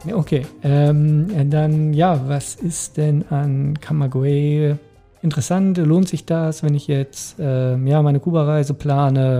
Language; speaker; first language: German; native; German